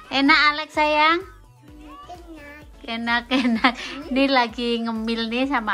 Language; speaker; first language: Indonesian; non-native, local second language; Javanese